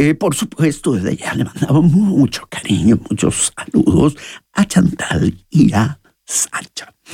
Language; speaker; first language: Spanish; native; Spanish